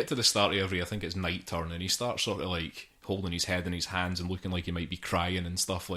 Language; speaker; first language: English; native; English